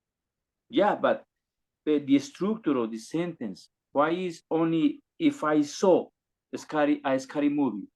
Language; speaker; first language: English; non-native, learner; Spanish